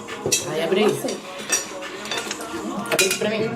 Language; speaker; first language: Portuguese; native; Portuguese